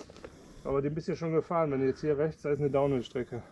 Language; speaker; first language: German; native; German